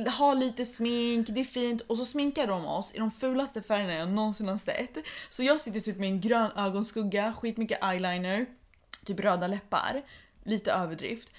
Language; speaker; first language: Swedish; early bilingual, other home language; Persian